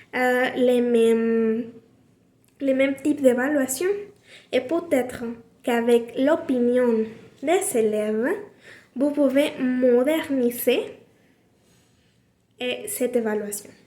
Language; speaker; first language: French; non-native, learner; Spanish